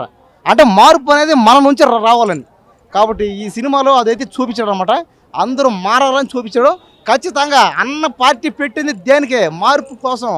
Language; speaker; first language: Telugu; native; Telugu